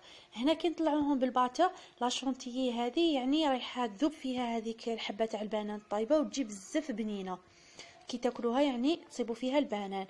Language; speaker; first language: Arabic; native; Arabic